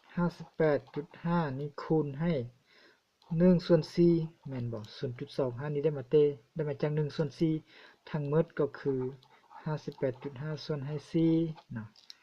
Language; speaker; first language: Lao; non-native, local second language; Hmong